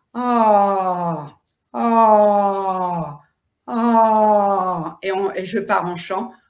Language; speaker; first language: French; native; French